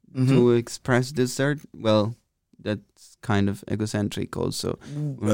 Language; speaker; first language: English; non-native, fluent; Italian